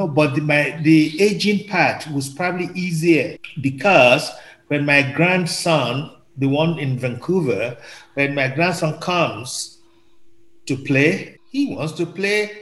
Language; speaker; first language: English; non-native, local second language; Yoruba